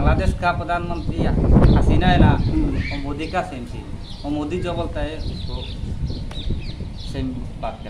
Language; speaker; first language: Hindi; non-native, learner; Bangla